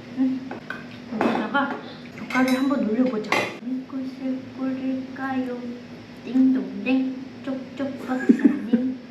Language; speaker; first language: Korean; non-native, fluent; Indonesian